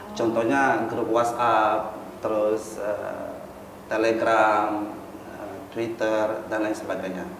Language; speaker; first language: Indonesian; native; Indonesian